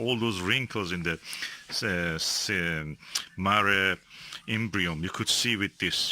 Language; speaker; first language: English; non-native, fluent; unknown